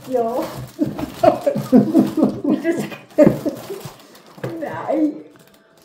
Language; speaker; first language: German; native; German